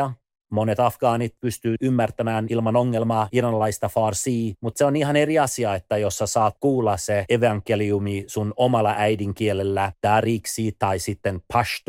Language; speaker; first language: Finnish; early bilingual, other home language; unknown